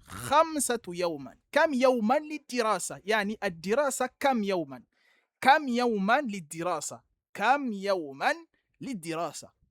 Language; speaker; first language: Arabic; non-native, fluent; French